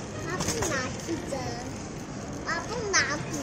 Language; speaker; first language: Indonesian; early bilingual, heritage; Indonesian